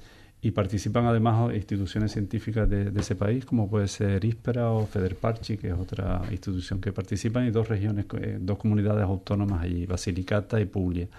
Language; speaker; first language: Spanish; native; Spanish